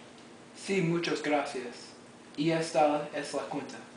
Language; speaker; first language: Spanish; non-native, learner; English